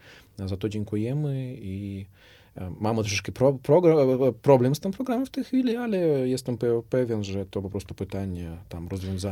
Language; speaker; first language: Polish; non-native, fluent; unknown